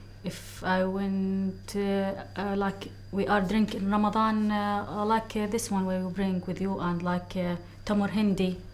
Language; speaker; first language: English; non-native, learner; Arabic